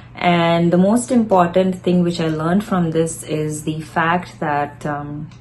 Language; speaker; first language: English; non-native, local second language; Malayalam